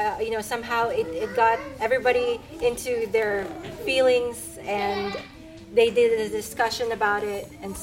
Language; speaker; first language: English; non-native, local second language; Filipino